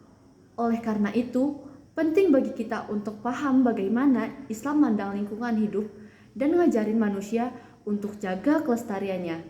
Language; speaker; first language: Indonesian; native; Indonesian